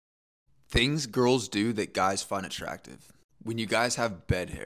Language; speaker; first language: English; native; English